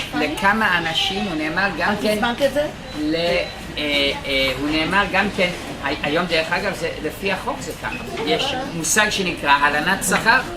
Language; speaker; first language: Hebrew; non-native, fluent; English